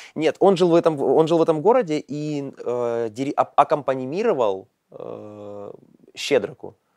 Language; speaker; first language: Russian; native; Russian